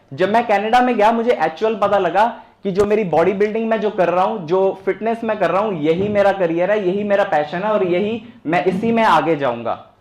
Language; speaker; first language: Hindi; native; Hindi